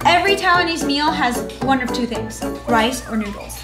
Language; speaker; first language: English; early bilingual, heritage; English